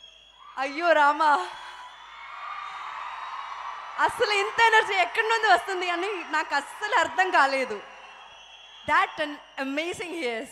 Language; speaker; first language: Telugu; non-native, local second language; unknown